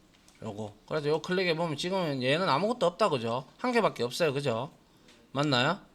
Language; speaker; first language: Korean; native; Korean